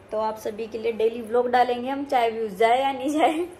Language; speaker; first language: Hindi; native; Hindi